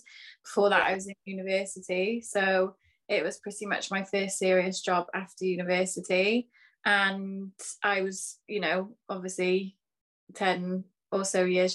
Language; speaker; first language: English; native; English